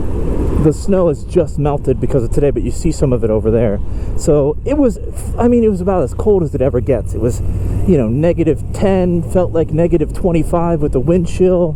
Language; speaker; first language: English; native; English